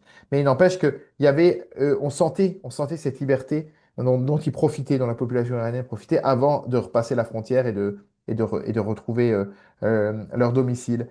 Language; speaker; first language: French; native; French